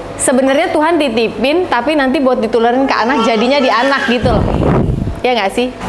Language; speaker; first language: Indonesian; native; Indonesian